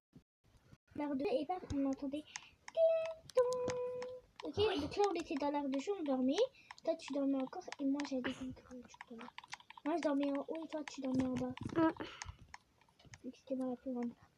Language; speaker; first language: French; native; French